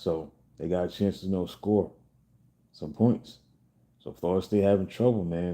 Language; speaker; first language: English; native; English